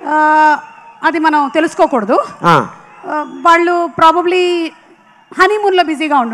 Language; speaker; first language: Telugu; native; Telugu